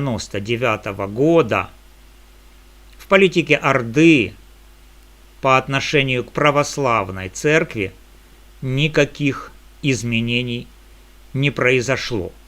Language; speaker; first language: Russian; native; Russian